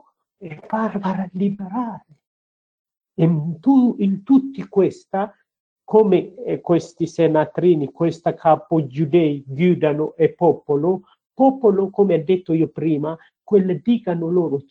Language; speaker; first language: Italian; non-native, learner; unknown